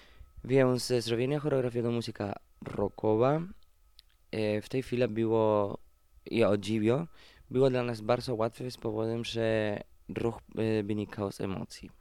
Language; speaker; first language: Polish; non-native, fluent; Spanish